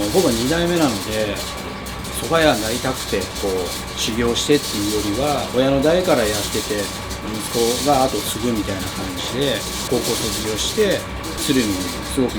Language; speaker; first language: Japanese; native; Japanese